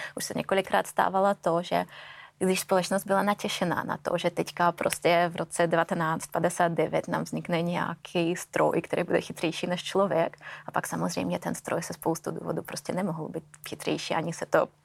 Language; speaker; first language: Czech; non-native, fluent; Russian